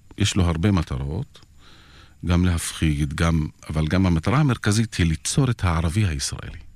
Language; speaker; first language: Hebrew; non-native, local second language; Arabic